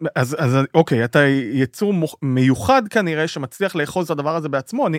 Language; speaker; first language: Hebrew; native; Hebrew